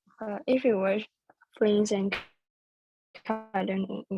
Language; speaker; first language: English; non-native, learner; Burmese